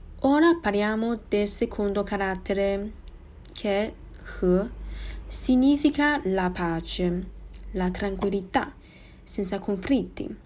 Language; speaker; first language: Italian; non-native, fluent; Chinese